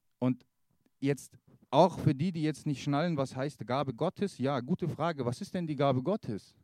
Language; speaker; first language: German; early bilingual, other home language; Kurdish